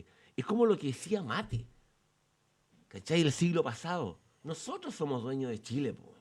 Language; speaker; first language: Spanish; native; Spanish